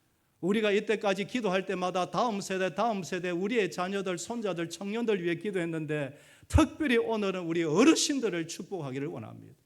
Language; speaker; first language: Korean; native; Korean